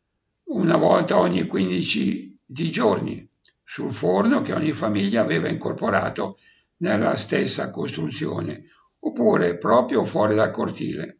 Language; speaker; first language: Italian; native; Italian